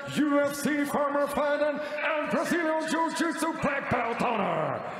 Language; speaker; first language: English; non-native, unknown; Russian